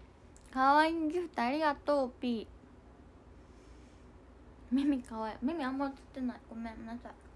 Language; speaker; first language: Japanese; native; Japanese